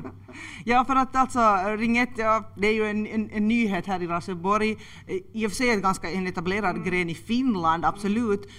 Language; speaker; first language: Swedish; native; Swedish